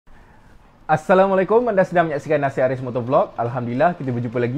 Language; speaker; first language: Malay; native; Malay